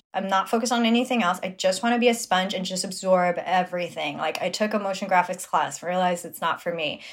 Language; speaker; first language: English; native; English